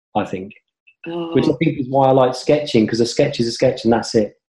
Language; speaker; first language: English; native; English